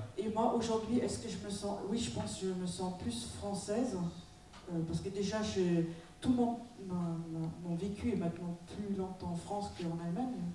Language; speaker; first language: French; non-native, fluent; German